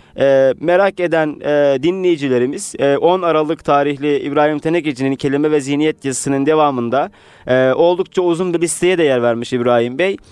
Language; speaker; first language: Turkish; native; Turkish